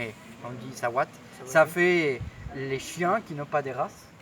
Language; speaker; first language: French; non-native, fluent; Spanish